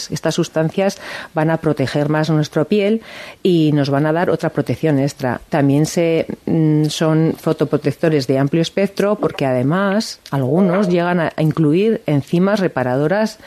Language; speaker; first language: Spanish; native; Spanish